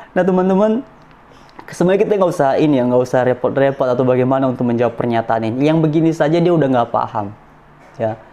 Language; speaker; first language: Indonesian; non-native, local second language; Nias